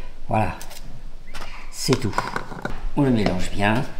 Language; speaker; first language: French; native; French